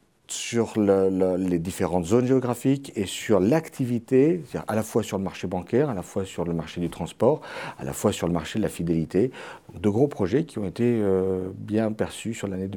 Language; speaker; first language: French; native; French